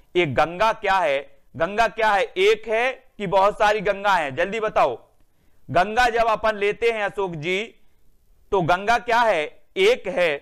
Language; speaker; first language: Hindi; native; Hindi